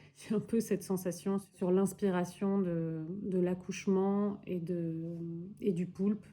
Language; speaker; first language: French; early bilingual, other home language; Spanish